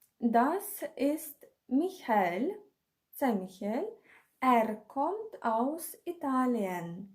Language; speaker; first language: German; non-native, fluent; Ukrainian